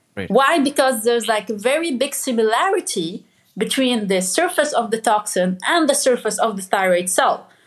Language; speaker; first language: English; non-native, fluent; Arabic